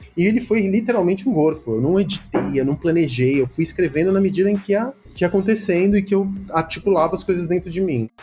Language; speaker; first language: Portuguese; early bilingual, other home language; Spanish